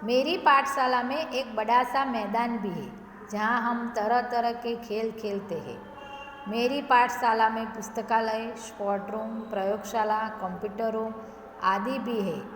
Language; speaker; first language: Hindi; non-native, local second language; Gujarati